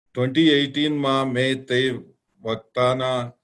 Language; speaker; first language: Gujarati; non-native, learner; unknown